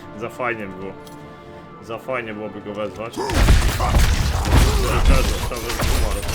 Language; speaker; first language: Polish; native; Polish